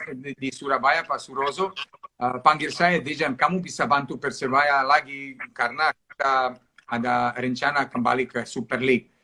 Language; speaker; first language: Indonesian; non-native, fluent; Serbian